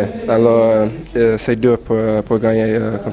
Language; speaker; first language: French; non-native, learner; English